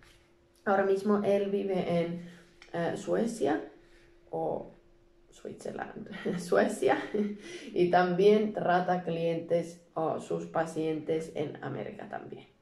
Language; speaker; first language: Spanish; non-native, learner; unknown